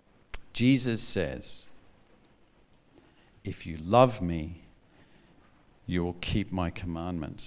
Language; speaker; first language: English; native; English